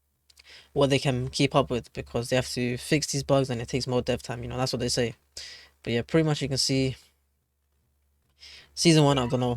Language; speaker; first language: English; native; English